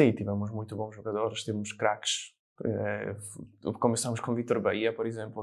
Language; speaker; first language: Portuguese; non-native, fluent; Slovak